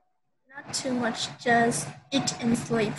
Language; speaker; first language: English; non-native, learner; Vietnamese